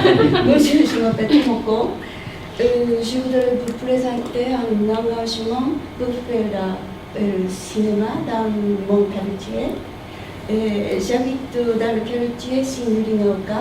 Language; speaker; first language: French; non-native, learner; Japanese